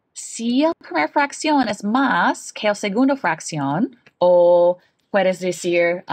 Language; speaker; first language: Spanish; non-native, fluent; English